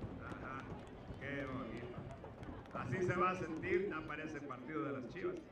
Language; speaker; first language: Spanish; native; Spanish